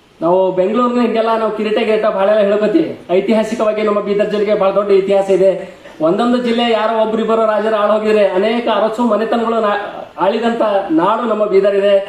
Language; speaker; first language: Kannada; native; Kannada